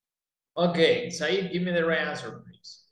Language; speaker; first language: English; non-native, fluent; Spanish